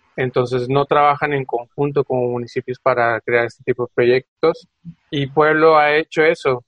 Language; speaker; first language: Spanish; native; Spanish